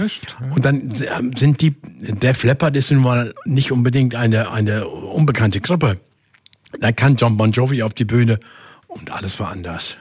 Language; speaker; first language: German; native; German